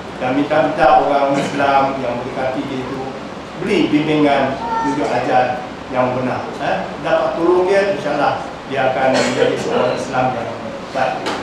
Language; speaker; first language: Malay; non-native, local second language; Chinese